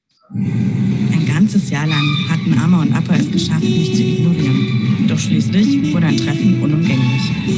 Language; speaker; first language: German; native; German